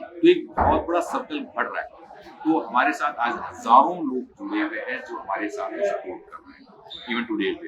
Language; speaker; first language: Hindi; native; Hindi